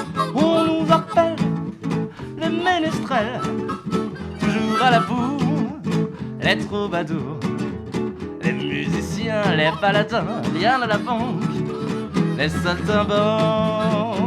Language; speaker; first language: French; native; French